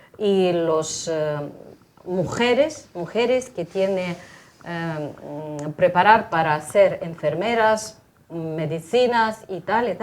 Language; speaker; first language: Spanish; non-native, fluent; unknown